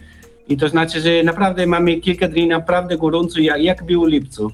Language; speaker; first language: Polish; non-native, learner; Italian